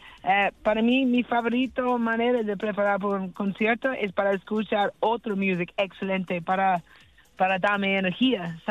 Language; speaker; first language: Spanish; non-native, learner; English